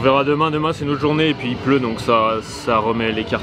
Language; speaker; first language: French; native; French